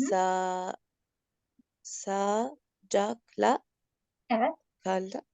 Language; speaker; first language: Turkish; non-native, learner; Arabic